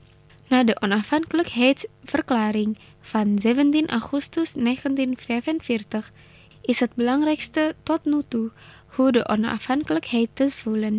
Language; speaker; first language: Dutch; non-native, learner; Indonesian